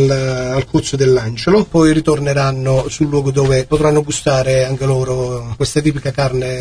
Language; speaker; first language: Italian; native; Italian